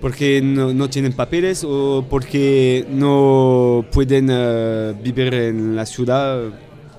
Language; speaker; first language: Spanish; non-native, fluent; French